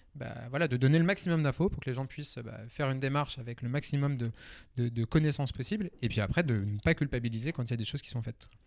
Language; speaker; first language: French; native; French